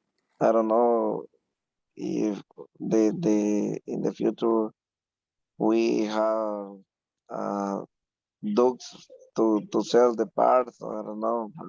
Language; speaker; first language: English; non-native, learner; Spanish